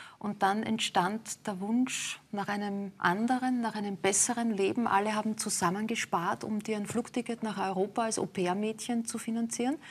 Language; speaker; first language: German; native; German